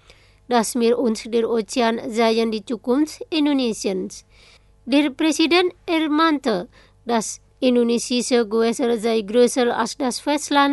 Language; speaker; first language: German; non-native, fluent; Indonesian